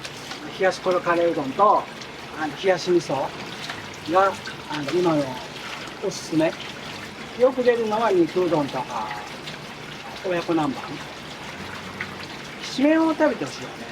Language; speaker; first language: Japanese; native; Japanese